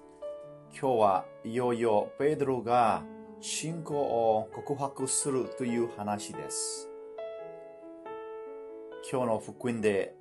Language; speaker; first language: Japanese; non-native, fluent; Burmese